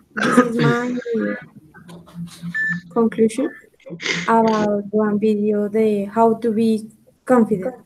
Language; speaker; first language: English; non-native, learner; Spanish